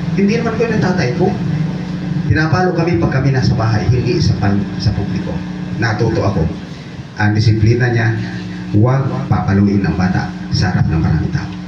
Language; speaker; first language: Filipino; non-native, local second language; Bikol